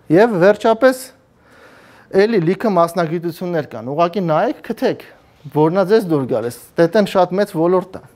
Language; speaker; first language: Armenian; native; Armenian